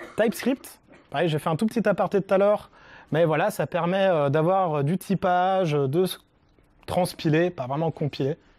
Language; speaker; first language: French; native; French